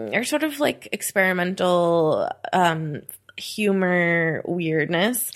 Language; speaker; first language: English; native; English